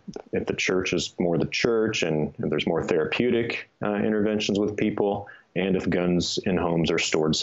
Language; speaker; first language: English; native; English